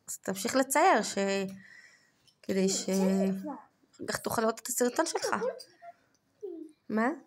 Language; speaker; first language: Hebrew; native; Hebrew